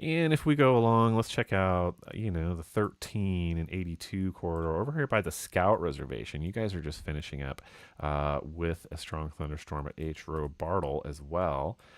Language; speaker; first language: English; native; English